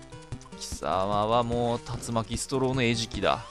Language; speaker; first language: Japanese; native; Japanese